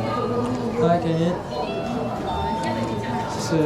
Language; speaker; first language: Chinese; non-native, fluent; English